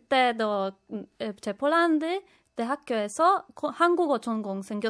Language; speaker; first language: Korean; non-native, fluent; Polish